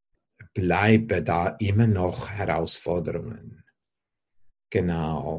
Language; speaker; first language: German; non-native, fluent; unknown